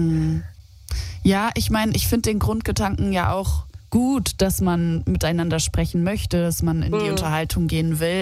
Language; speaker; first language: German; native; German